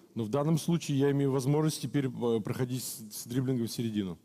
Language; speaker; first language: Russian; native; Russian